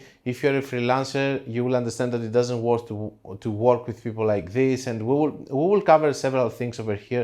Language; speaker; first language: English; non-native, fluent; Greek